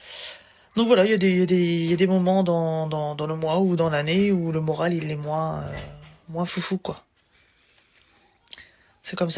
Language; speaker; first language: French; native; French